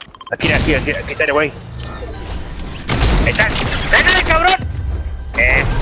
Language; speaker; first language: Spanish; early bilingual, heritage; Spanish